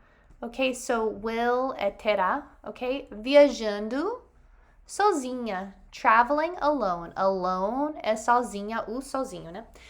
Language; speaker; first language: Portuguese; non-native, fluent; English